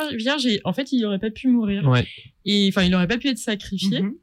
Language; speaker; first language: French; native; French